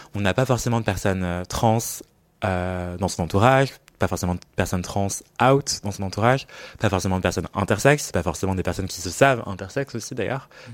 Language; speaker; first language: French; native; French